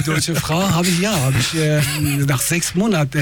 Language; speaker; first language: German; non-native, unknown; Persian